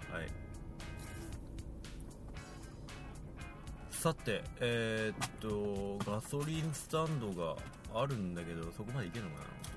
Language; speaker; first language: Japanese; native; Japanese